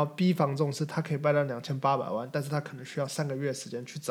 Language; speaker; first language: Chinese; native; Chinese